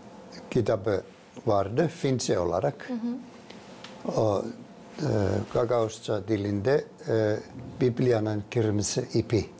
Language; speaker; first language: Turkish; non-native, fluent; Finnish